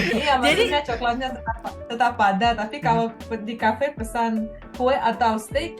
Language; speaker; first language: Indonesian; non-native, fluent; Russian